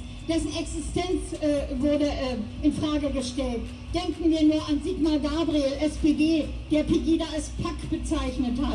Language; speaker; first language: German; native; German